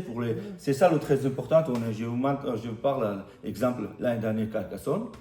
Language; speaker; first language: French; non-native, learner; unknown